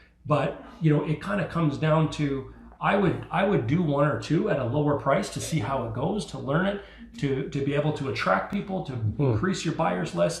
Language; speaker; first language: English; native; English